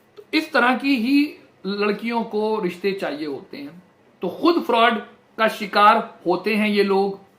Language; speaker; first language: Urdu; non-native, local second language; Punjabi